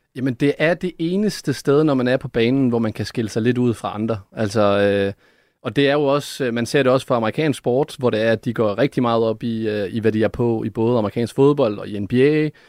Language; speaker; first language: Danish; early bilingual, other home language; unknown